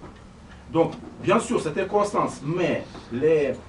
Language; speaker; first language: French; non-native, learner; Russian